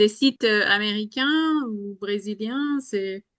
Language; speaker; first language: French; non-native, fluent; Spanish